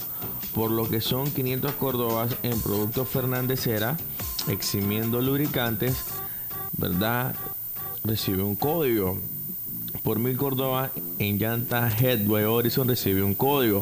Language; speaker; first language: Spanish; native; Spanish